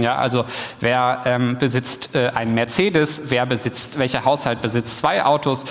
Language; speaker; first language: German; native; German